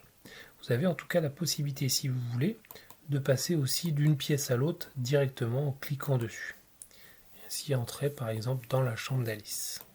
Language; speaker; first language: French; native; French